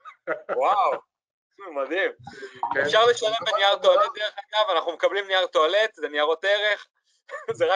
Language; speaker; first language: Hebrew; native; Hebrew